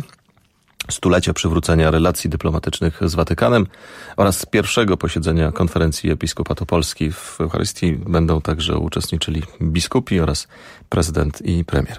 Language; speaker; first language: Polish; native; Polish